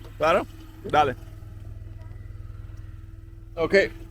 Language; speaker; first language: Spanish; non-native, learner; English